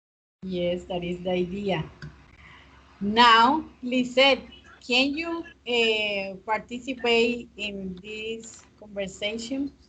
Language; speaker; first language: English; non-native, fluent; Spanish